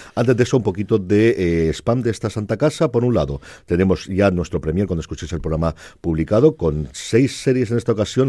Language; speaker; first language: Spanish; native; Spanish